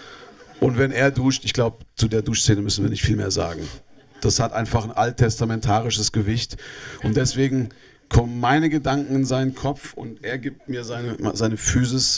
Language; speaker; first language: German; native; German